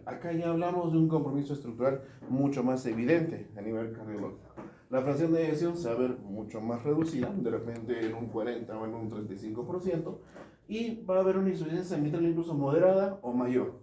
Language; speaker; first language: Spanish; native; Spanish